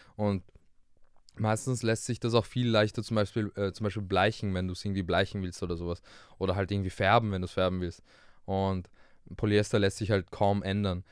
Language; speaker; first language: German; early bilingual, other home language; English